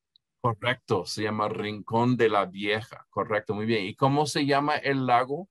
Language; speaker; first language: Spanish; non-native, fluent; English